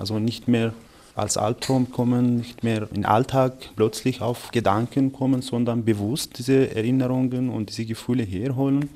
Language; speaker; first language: German; non-native, fluent; Arabic